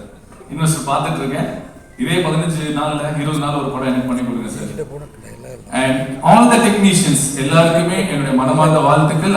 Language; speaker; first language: Tamil; native; Tamil